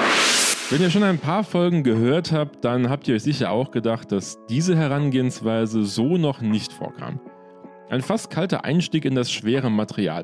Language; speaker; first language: German; native; German